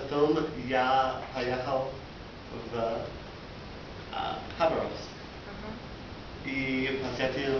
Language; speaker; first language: Russian; non-native, learner; English